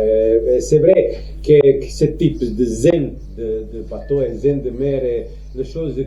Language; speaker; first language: French; non-native, learner; Croatian